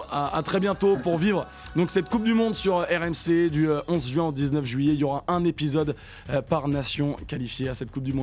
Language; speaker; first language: French; native; French